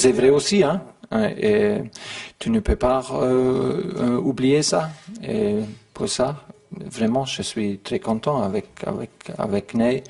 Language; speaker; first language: French; non-native, learner; German